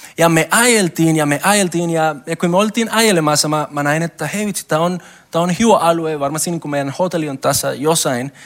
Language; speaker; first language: Finnish; non-native, learner; Spanish